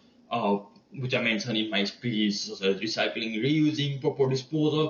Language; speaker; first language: English; non-native, learner; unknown